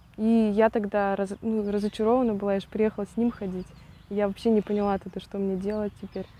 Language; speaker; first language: Russian; native; Russian